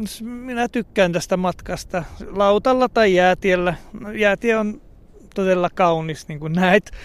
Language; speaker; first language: Finnish; non-native, fluent; Hungarian